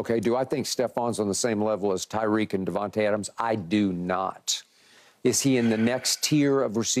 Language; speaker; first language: English; native; English